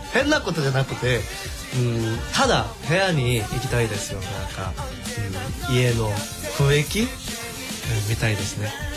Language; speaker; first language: Japanese; non-native, learner; Korean